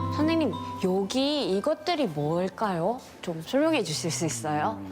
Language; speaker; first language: Korean; non-native, fluent; Indonesian